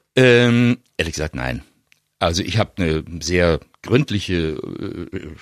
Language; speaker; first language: German; native; German